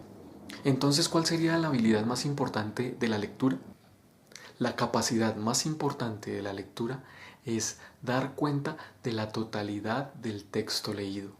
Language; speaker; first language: Spanish; native; Spanish